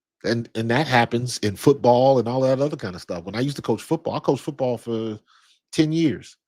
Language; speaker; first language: English; native; English